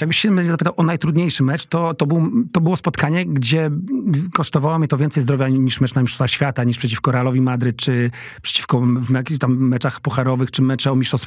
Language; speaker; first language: Polish; native; Polish